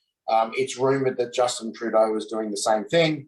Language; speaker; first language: English; native; English